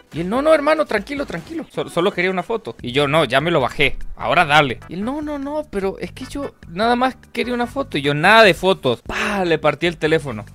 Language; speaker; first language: Spanish; native; Spanish